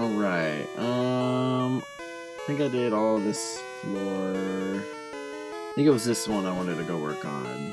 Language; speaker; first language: English; native; English